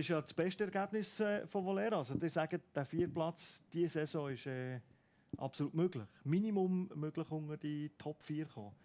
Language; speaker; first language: German; native; German